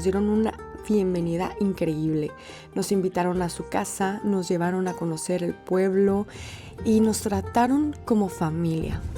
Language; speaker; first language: Spanish; native; Spanish